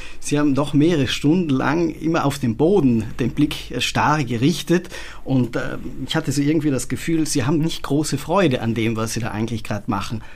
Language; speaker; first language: German; native; German